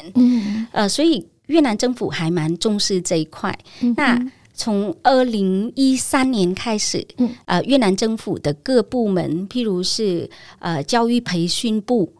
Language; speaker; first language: Chinese; non-native, fluent; Vietnamese